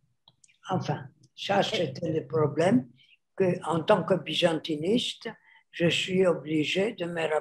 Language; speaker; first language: French; non-native, fluent; Greek